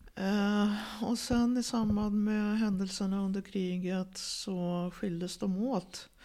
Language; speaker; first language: Swedish; early bilingual, other home language; Russian